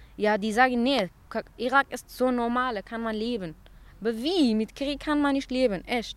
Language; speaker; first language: German; non-native, learner; Central Kurdish